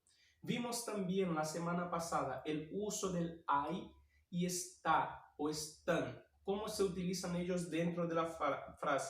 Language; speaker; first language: Spanish; non-native, fluent; Portuguese